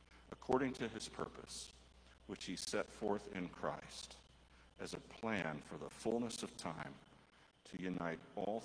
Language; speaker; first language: English; native; English